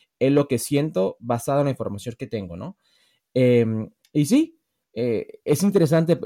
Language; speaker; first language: Spanish; early bilingual, heritage; Spanish